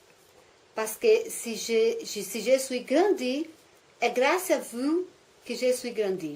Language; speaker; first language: French; non-native, learner; Portuguese